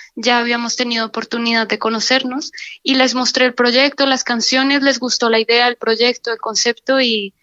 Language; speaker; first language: Spanish; native; Spanish